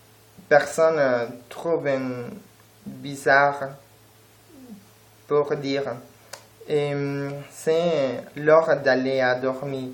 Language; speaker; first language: French; non-native, learner; Spanish